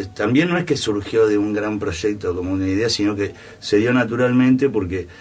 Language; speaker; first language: Spanish; native; Spanish